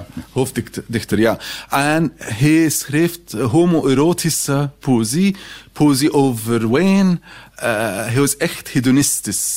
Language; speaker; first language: Dutch; non-native, fluent; Arabic